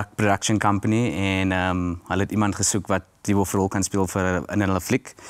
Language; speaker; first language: Afrikaans; early bilingual, heritage; Afrikaans